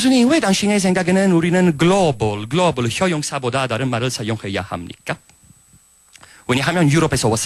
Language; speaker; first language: Korean; non-native, fluent; Italian